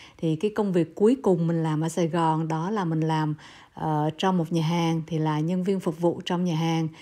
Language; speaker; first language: Vietnamese; native; Vietnamese